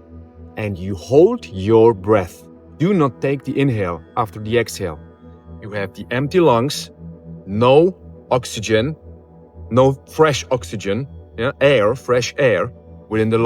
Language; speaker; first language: English; non-native, fluent; Polish